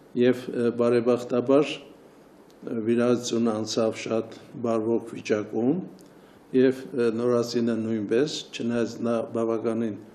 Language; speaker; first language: Armenian; native; Armenian